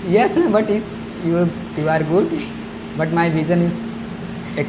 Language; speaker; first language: English; non-native, learner; Hindi